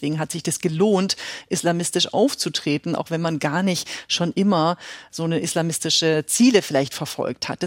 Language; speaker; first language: German; native; German